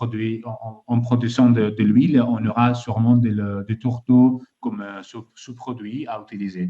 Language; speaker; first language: French; non-native, fluent; Italian